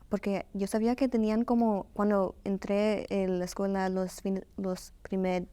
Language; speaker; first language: Spanish; early bilingual, heritage; Spanish